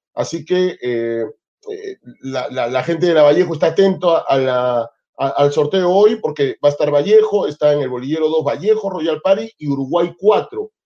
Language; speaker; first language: Spanish; native; Spanish